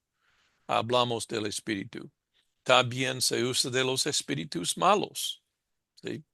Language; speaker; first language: Spanish; non-native, fluent; English